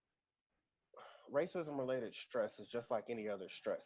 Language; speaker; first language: English; native; English